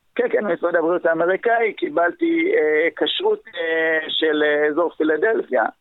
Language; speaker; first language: Hebrew; early bilingual, other home language; Arabic